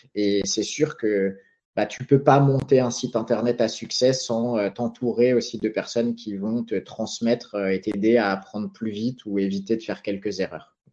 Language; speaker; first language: French; native; French